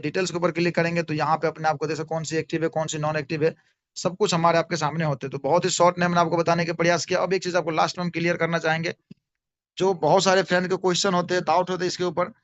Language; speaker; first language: Hindi; native; Hindi